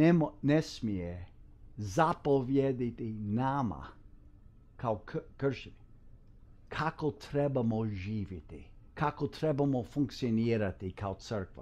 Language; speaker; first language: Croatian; early bilingual, heritage; English